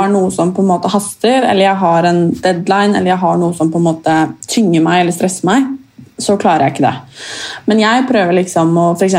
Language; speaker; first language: Norwegian; native; Norwegian